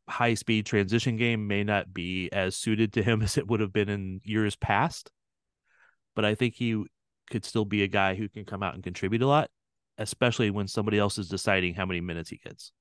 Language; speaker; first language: English; native; English